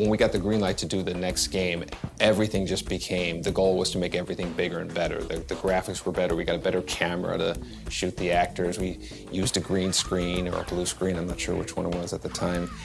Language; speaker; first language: English; native; English